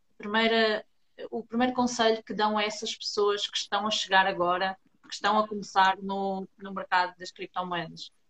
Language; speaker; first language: Portuguese; native; Portuguese